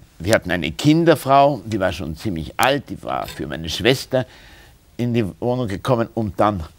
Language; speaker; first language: German; native; German